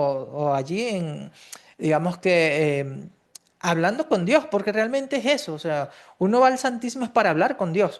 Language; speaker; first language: Spanish; native; Spanish